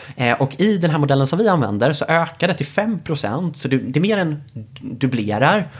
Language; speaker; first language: Swedish; native; Swedish